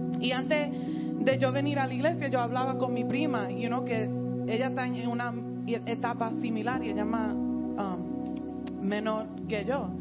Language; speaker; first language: Spanish; early bilingual, heritage; Spanish